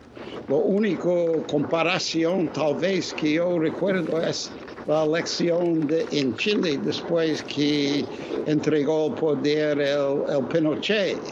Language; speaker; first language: Spanish; non-native, fluent; English